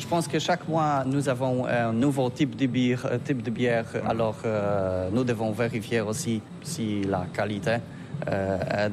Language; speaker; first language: French; non-native, learner; Polish